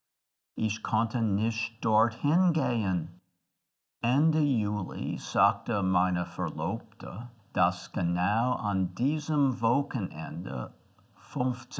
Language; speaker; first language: German; non-native, fluent; English